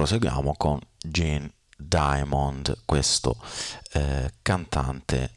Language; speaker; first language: Italian; native; Italian